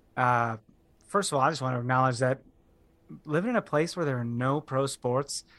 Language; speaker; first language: English; native; English